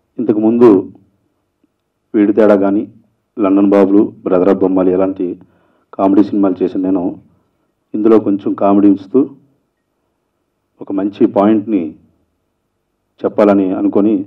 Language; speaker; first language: Telugu; native; Telugu